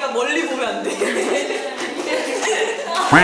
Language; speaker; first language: Korean; native; Korean